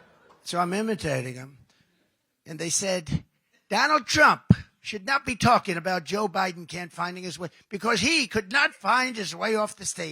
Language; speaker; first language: English; native; English